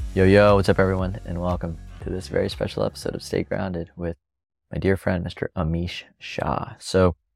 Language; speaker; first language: English; native; English